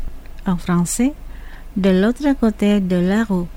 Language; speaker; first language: French; non-native, fluent; Indonesian